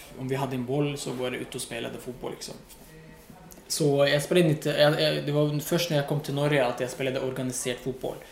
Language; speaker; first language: Swedish; non-native, fluent; Riffian